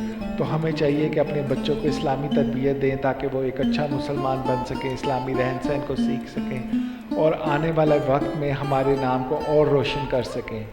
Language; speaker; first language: Urdu; native; Urdu